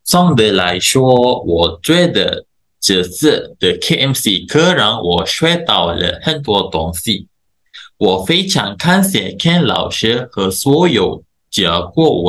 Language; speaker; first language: Chinese; non-native, local second language; Malay